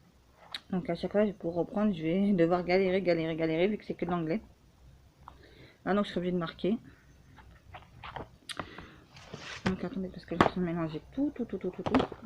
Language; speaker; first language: French; native; French